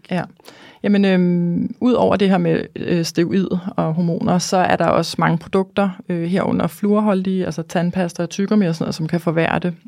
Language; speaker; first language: Danish; native; Danish